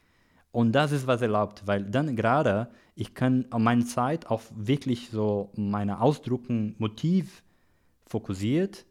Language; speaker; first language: German; non-native, learner; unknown